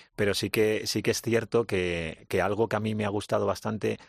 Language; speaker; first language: Spanish; native; Spanish